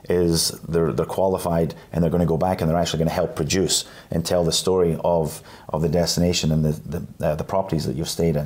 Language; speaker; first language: English; native; English